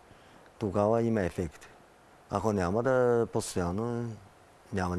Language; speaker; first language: Bulgarian; non-native, learner; Chinese